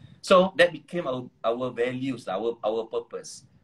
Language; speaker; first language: English; non-native, local second language; Malay